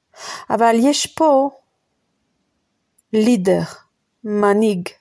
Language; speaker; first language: Hebrew; non-native, fluent; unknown